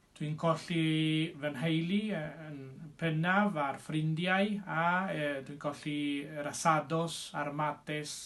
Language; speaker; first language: Welsh; early bilingual, heritage; Spanish